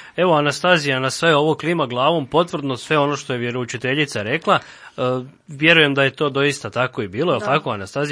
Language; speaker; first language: Serbian; native; Serbian